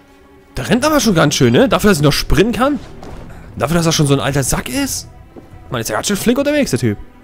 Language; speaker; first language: German; native; German